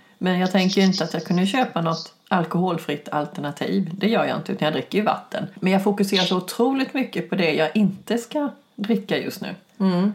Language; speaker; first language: Swedish; native; Swedish